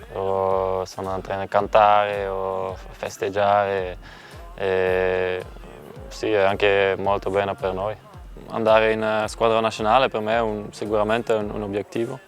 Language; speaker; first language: Italian; non-native, learner; Dutch